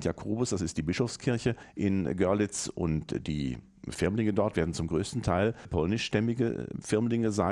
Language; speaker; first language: German; native; German